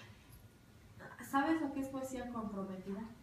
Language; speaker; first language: Spanish; early bilingual, heritage; Spanish